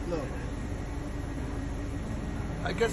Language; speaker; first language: Spanish; native; Spanish